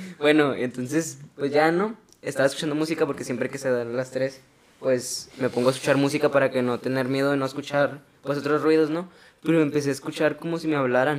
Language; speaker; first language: Spanish; native; Spanish